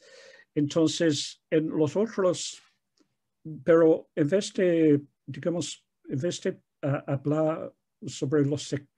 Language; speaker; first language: Spanish; non-native, fluent; English